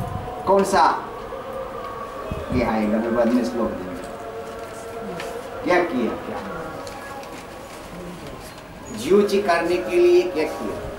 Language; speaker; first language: Hindi; non-native, learner; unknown